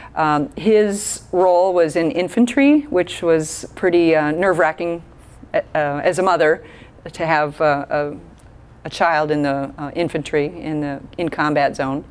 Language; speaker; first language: English; native; English